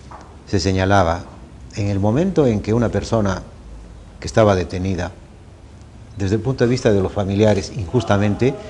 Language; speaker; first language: Spanish; native; Spanish